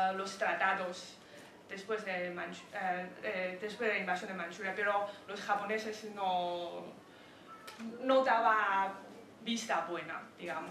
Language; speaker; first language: Spanish; non-native, fluent; Chinese